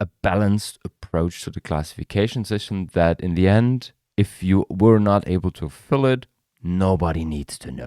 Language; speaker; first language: English; non-native, fluent; German